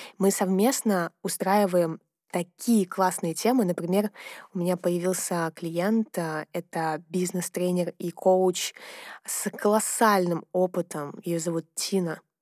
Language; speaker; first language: Russian; native; Russian